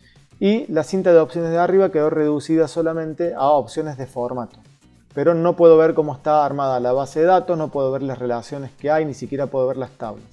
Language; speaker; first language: Spanish; native; Spanish